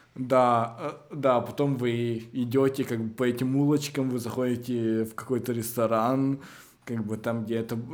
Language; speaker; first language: Russian; native; Russian